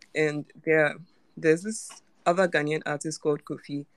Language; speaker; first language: English; non-native, local second language; Akan